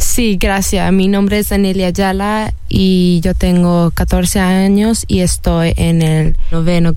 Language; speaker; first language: Spanish; early bilingual, heritage; Spanish